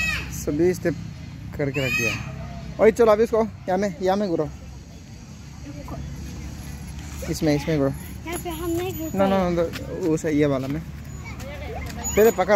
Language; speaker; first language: Hindi; non-native, local second language; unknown